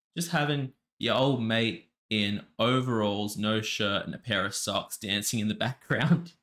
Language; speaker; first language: English; native; English